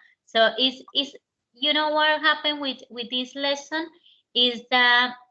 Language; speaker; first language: English; non-native, learner; Spanish